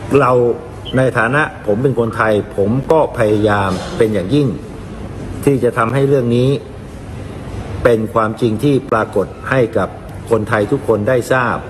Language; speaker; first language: Thai; native; Thai